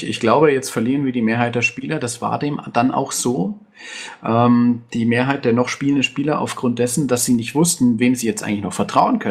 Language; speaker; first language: German; native; German